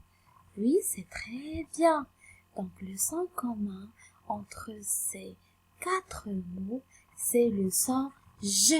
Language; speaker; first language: French; non-native, local second language; Arabic